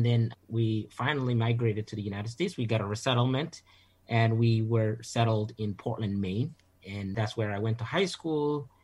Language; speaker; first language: English; non-native, fluent; Somali